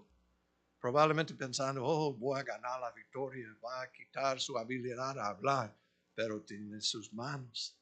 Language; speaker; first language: Spanish; non-native, fluent; English